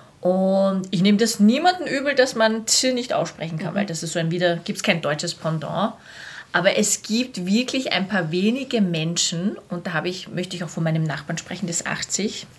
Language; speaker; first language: German; native; German